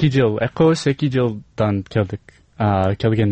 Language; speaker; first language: Kyrgyz; non-native, learner; English